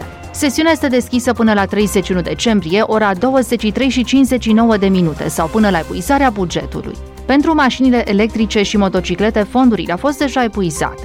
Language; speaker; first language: Romanian; native; Romanian